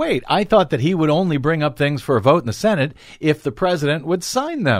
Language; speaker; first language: English; native; English